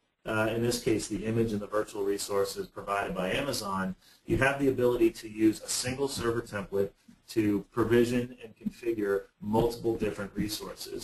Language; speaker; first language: English; native; English